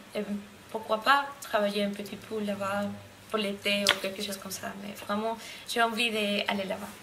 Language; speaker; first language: French; non-native, learner; Spanish